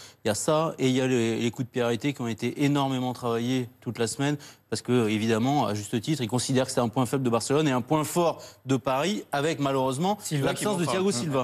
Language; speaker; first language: French; native; French